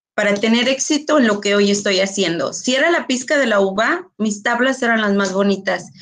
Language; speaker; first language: Spanish; early bilingual, heritage; Spanish